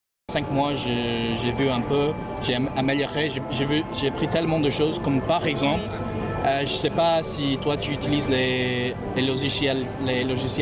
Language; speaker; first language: French; non-native, fluent; English